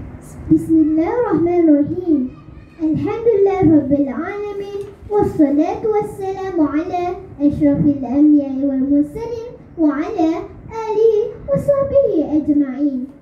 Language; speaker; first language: Arabic; non-native, learner; Malay